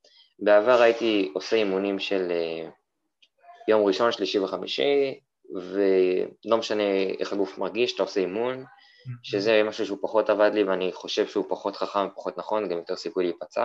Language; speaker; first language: Hebrew; native; Hebrew